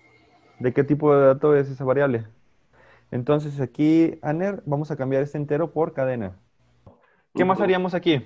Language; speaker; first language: Spanish; native; Spanish